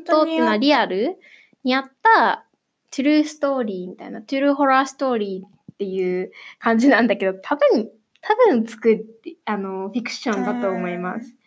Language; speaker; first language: Japanese; native; Japanese